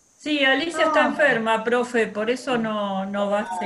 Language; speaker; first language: Spanish; native; Spanish